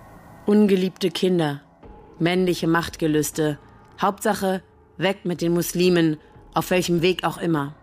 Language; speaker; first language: German; native; German